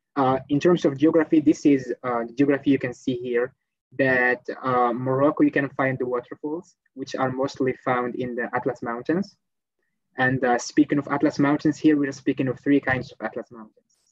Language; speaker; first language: English; non-native, fluent; Arabic